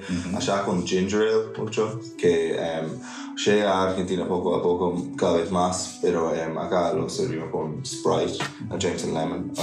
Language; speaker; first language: Spanish; non-native, fluent; English